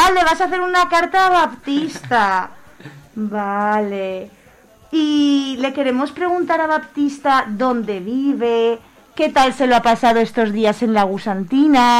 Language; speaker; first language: Spanish; native; Spanish